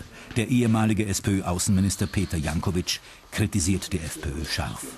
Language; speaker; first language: German; native; German